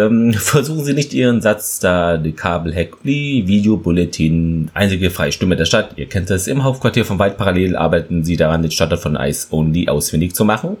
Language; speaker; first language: German; native; German